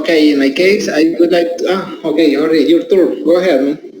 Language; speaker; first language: English; non-native, learner; Spanish